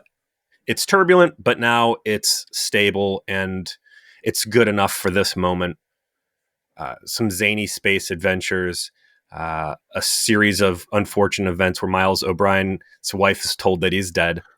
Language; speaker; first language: English; native; English